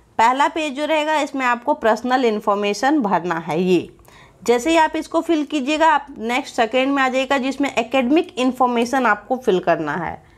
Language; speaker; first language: Hindi; native; Hindi